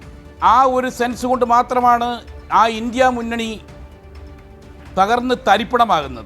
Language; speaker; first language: Malayalam; native; Malayalam